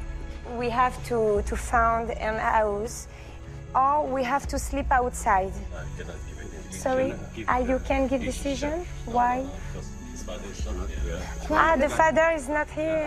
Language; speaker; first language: English; non-native, learner; French